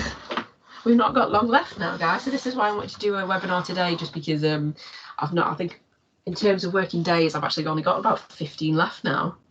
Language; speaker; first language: English; native; English